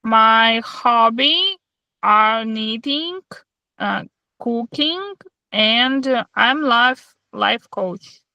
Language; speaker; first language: English; non-native, learner; Russian